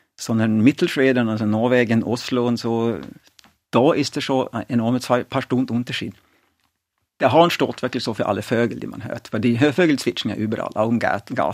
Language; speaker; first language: German; non-native, fluent; Swedish